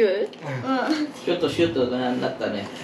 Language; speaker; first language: Japanese; non-native, fluent; Filipino